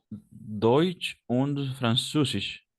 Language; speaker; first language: German; non-native, learner; Spanish